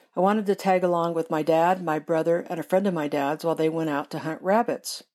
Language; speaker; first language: English; native; English